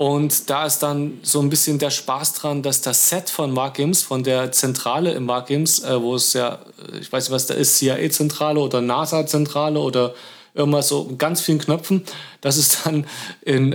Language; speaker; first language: German; native; German